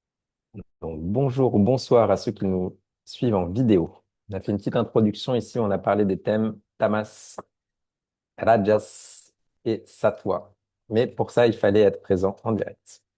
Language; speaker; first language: French; native; French